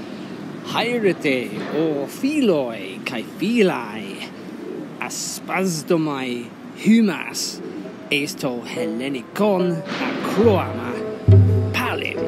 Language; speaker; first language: Greek; non-native, fluent; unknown